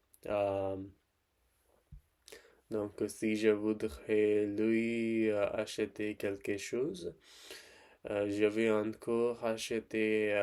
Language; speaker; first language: French; non-native, learner; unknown